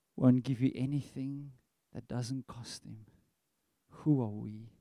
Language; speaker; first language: English; non-native, local second language; Afrikaans